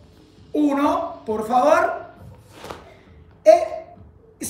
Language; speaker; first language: Spanish; non-native, fluent; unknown